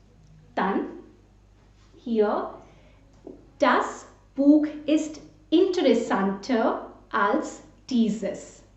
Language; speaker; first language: German; non-native, fluent; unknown